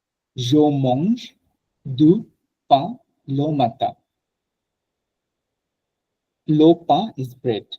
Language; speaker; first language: French; non-native, fluent; Bangla